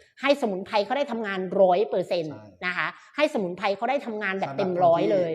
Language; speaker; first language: Thai; native; Thai